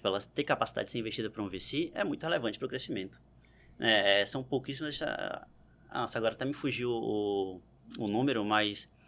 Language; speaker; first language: Portuguese; native; Portuguese